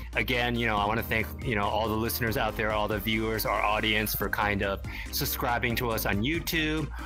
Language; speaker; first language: English; native; English